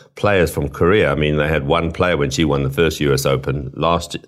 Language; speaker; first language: English; native; English